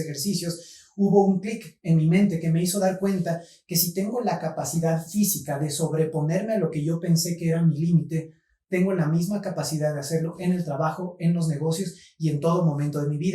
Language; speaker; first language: Spanish; native; Spanish